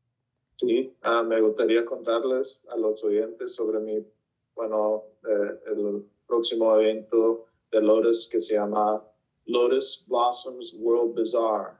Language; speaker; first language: Spanish; early bilingual, heritage; Spanish